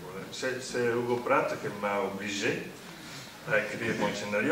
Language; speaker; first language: French; non-native, fluent; Italian